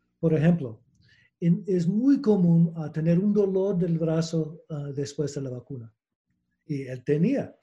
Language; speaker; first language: Spanish; non-native, learner; English